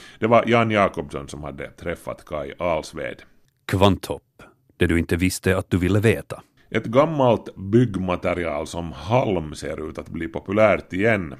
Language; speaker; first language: Swedish; native; Swedish